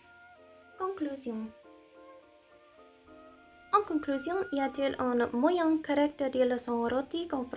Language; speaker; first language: French; non-native, learner; English